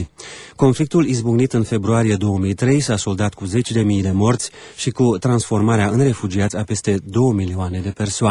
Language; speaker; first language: Romanian; native; Romanian